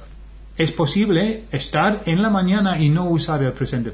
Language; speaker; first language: Spanish; non-native, fluent; English